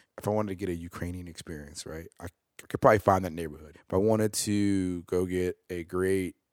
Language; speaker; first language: English; native; English